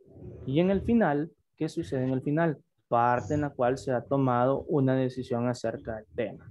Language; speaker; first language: Spanish; native; Spanish